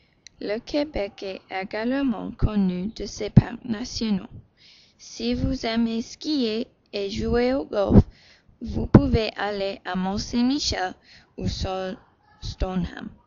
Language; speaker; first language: French; non-native, learner; English